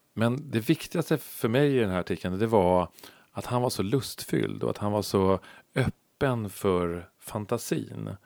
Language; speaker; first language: Swedish; native; Swedish